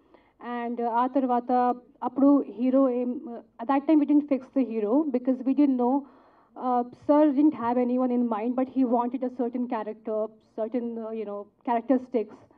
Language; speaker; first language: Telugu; non-native, local second language; Hindi